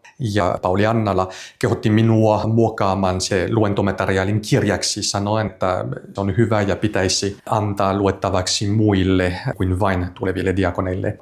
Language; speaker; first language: Finnish; non-native, fluent; French